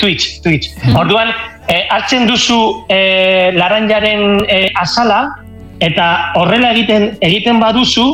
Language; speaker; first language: Basque; non-native, local second language; Spanish